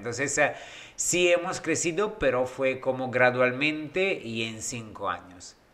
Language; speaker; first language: Spanish; non-native, fluent; Italian